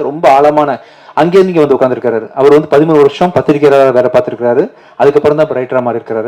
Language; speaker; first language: Tamil; native; Tamil